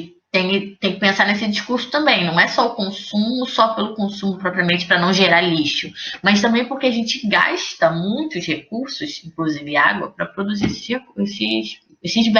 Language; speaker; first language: Portuguese; native; Portuguese